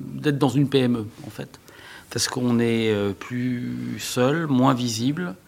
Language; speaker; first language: French; native; French